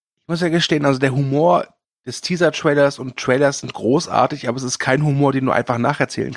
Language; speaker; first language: German; native; German